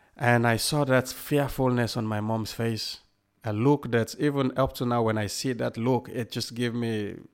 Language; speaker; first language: English; non-native, local second language; Krio